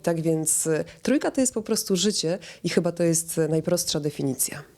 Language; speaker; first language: Polish; native; Polish